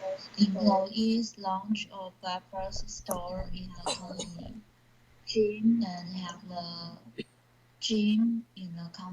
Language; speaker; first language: English; non-native, learner; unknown